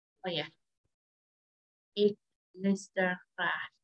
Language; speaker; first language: Dutch; non-native, learner; Indonesian